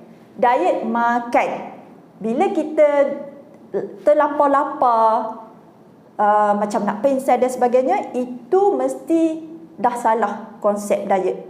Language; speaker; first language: Malay; native; Malay